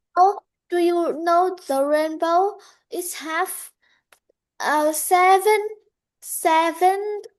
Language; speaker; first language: English; non-native, learner; Vietnamese